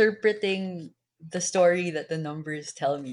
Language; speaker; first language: English; non-native, local second language; Filipino